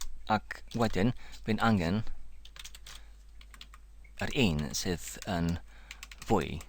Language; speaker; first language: Welsh; non-native, learner; English